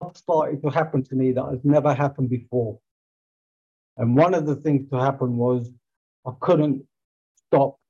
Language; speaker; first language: English; native; English